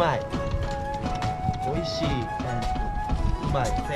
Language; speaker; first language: English; non-native, learner; Japanese